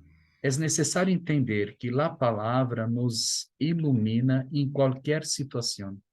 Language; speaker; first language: Spanish; non-native, fluent; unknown